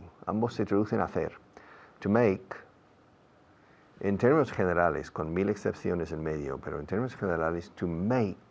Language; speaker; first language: Spanish; non-native, fluent; English